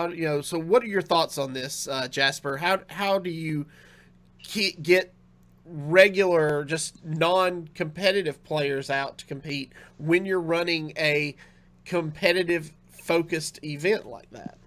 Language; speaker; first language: English; native; English